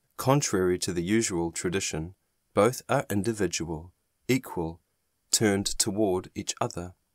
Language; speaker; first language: English; non-native, fluent; German